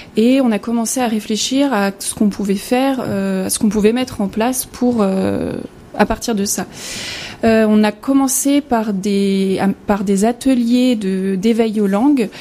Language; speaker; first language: French; native; French